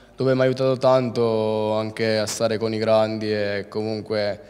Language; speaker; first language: Italian; native; Italian